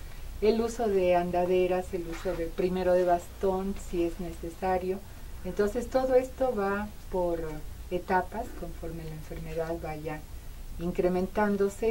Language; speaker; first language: Spanish; native; Spanish